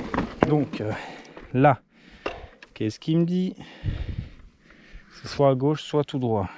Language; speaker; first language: French; native; French